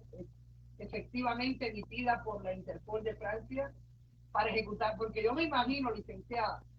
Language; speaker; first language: Spanish; native; Spanish